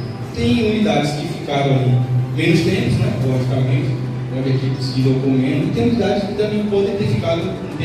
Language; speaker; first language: Portuguese; native; Portuguese